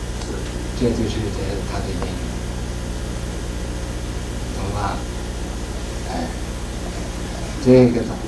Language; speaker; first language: Chinese; native; Chinese